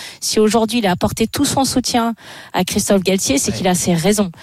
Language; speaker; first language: French; native; French